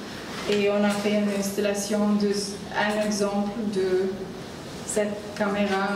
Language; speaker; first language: French; non-native, learner; Arabic